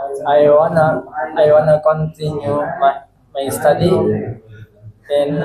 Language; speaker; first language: English; non-native, learner; Indonesian